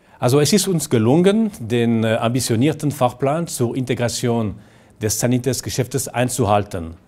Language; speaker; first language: German; native; German